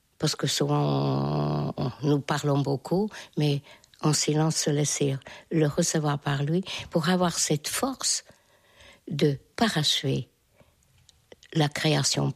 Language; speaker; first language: French; non-native, fluent; Hungarian